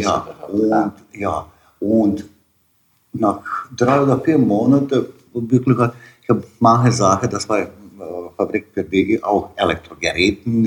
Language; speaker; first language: German; non-native, learner; Bosnian